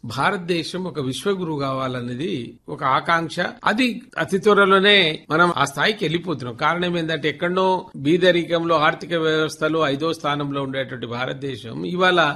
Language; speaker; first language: Telugu; non-native, local second language; Lambadi